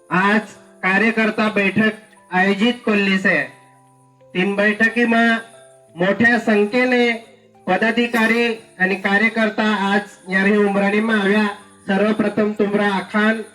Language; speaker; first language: Marathi; non-native, local second language; Bhili